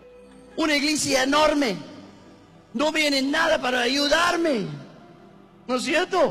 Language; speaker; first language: Spanish; non-native, learner; English